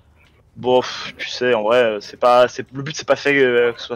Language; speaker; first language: French; native; French